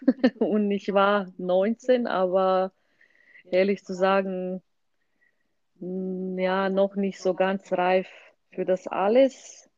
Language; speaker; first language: German; non-native, fluent; Croatian